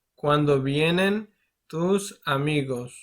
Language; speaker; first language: Spanish; non-native, fluent; Urdu